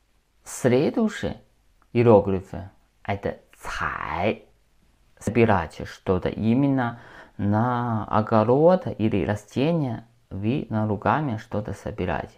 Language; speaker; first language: Russian; non-native, learner; Chinese